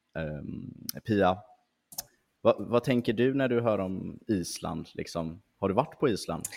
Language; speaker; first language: Swedish; native; Swedish